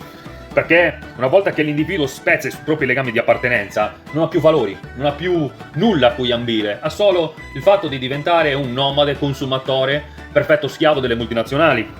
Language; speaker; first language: Italian; native; Italian